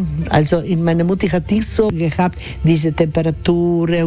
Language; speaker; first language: German; non-native, learner; Croatian